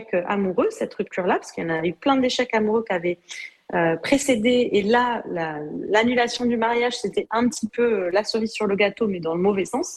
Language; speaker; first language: French; native; French